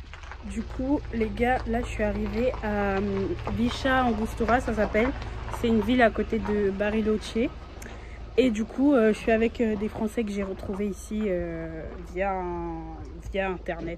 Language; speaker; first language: French; native; French